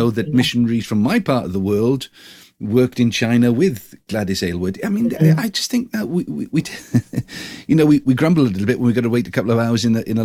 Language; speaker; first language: English; native; English